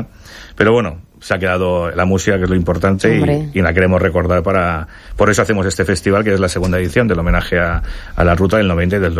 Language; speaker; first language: Spanish; native; Spanish